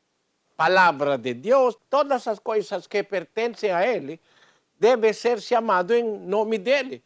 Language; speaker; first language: Portuguese; non-native, learner; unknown